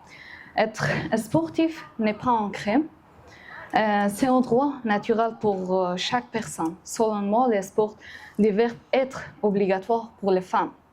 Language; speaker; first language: French; non-native, learner; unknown